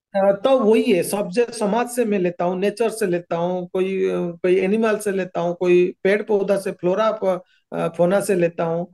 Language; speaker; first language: Hindi; non-native, local second language; Odia